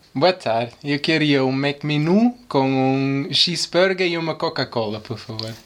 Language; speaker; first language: Portuguese; non-native, fluent; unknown